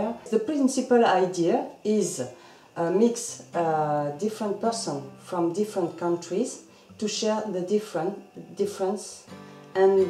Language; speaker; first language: English; non-native, learner; French